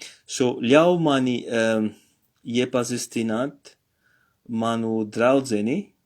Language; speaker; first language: Latvian; non-native, learner; Morisyen